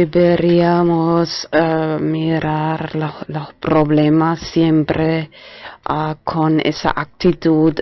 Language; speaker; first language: Spanish; non-native, fluent; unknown